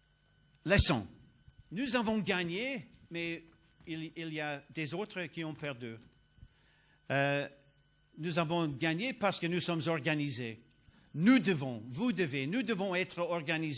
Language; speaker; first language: French; non-native, learner; English